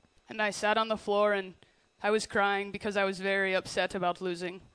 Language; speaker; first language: English; native; English